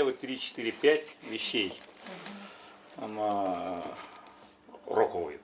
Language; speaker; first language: Russian; non-native, local second language; Yakut